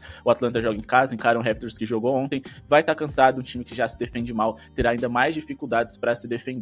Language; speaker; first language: Portuguese; native; Portuguese